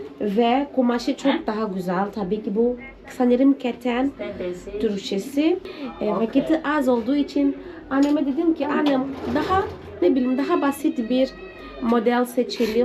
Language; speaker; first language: Turkish; non-native, fluent; Portuguese